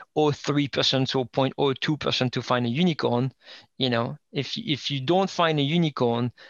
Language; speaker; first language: English; non-native, fluent; French